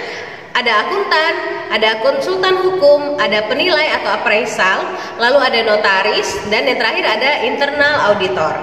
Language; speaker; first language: Indonesian; native; Indonesian